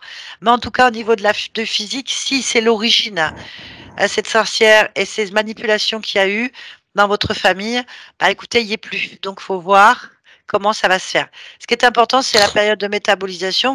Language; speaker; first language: French; native; French